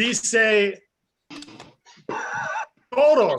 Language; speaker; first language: Spanish; non-native, learner; English